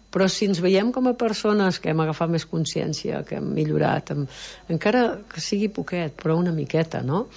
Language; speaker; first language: Catalan; native; Catalan